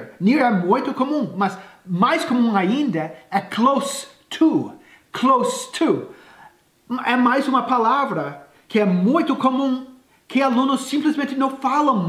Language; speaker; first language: Portuguese; non-native, fluent; English